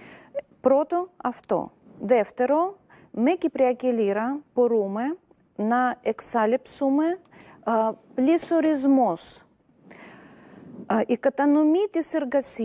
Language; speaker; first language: Greek; non-native, learner; Russian